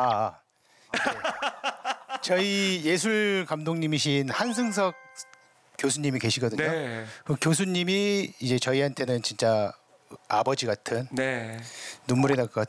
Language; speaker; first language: Korean; native; Korean